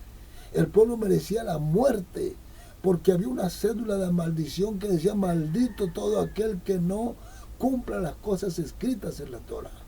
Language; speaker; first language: Spanish; native; Spanish